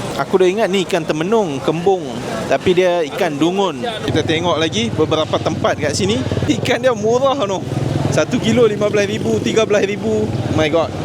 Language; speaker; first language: Malay; native; Malay